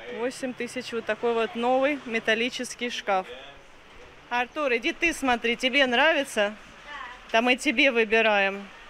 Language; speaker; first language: Russian; native; Russian